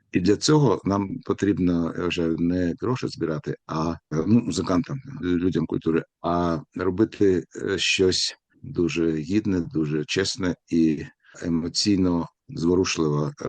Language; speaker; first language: Ukrainian; non-native, local second language; Russian